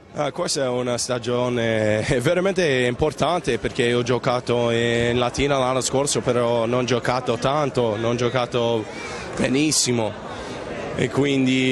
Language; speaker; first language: Italian; non-native, learner; Spanish